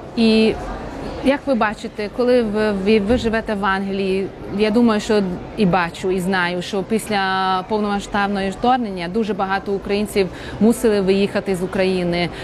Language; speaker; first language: Ukrainian; non-native, fluent; Hungarian